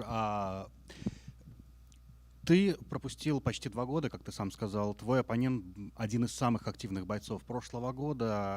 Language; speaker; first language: Russian; native; Russian